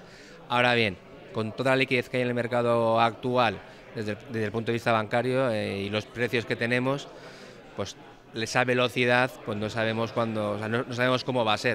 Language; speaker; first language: Spanish; native; Spanish